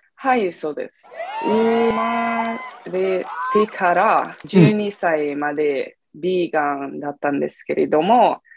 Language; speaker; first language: Japanese; non-native, fluent; Italian